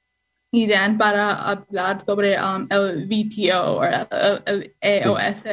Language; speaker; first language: Spanish; non-native, learner; English